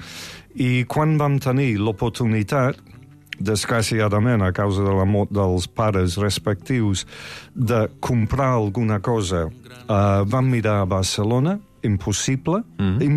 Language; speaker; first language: Catalan; non-native, fluent; English